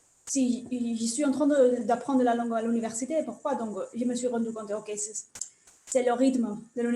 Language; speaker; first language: French; non-native, learner; Spanish